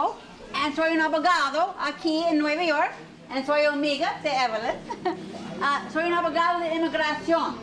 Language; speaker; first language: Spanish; non-native, learner; English